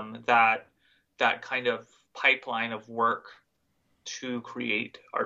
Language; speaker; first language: English; native; English